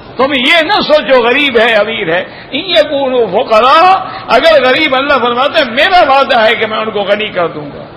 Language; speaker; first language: Urdu; native; Urdu